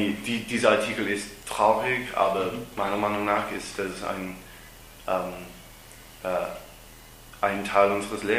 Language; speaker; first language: German; non-native, learner; English